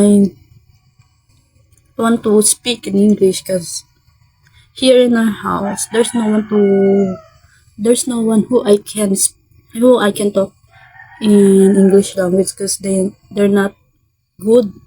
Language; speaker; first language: English; non-native, learner; Filipino